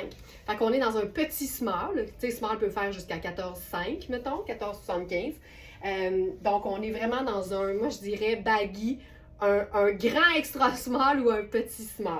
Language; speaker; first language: French; native; French